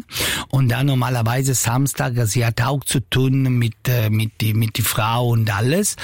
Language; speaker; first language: German; non-native, fluent; Italian